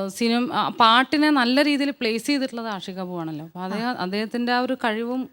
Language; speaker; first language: Malayalam; native; Malayalam